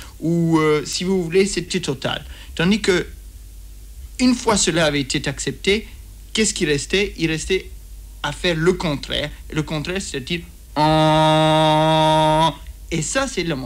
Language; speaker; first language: French; native; French